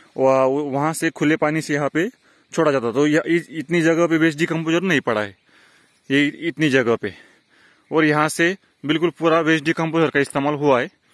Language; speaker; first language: Hindi; non-native, local second language; Marathi